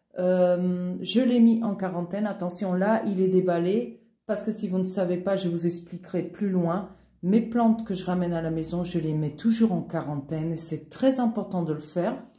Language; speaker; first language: French; non-native, fluent; Portuguese